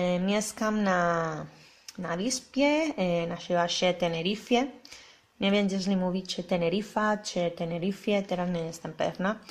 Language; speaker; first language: Polish; non-native, learner; Spanish